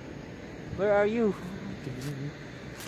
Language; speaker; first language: English; non-native, learner; Filipino